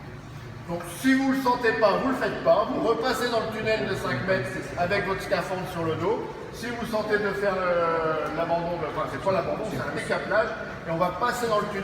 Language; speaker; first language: French; native; French